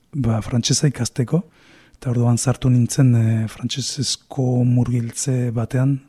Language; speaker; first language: Basque; non-native, fluent; Spanish